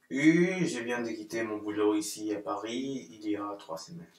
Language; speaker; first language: French; non-native, fluent; Spanish